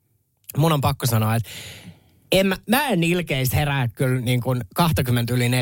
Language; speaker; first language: Finnish; native; Finnish